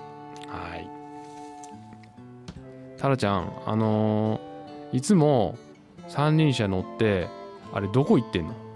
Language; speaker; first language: Japanese; native; Japanese